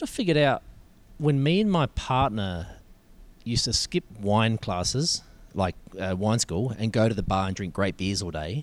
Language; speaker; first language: English; native; English